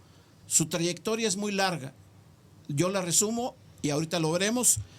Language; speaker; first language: Spanish; native; Spanish